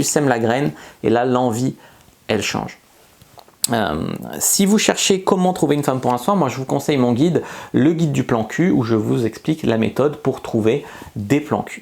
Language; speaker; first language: French; native; French